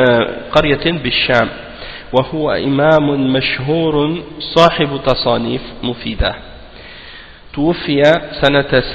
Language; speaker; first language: Arabic; non-native, fluent; French